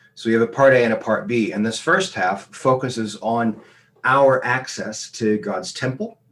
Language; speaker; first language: English; native; English